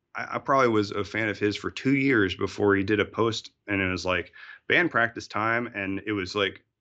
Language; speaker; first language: English; native; English